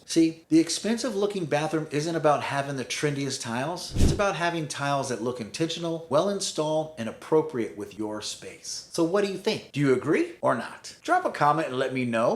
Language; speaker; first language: English; native; English